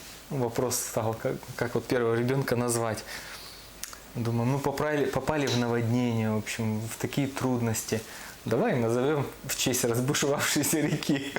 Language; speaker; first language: Russian; native; Russian